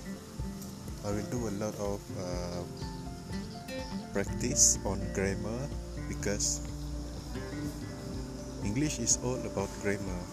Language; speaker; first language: English; non-native, local second language; Malay